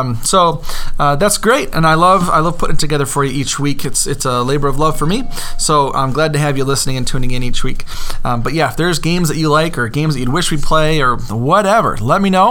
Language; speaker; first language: English; native; English